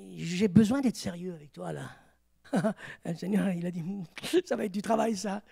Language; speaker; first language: French; native; French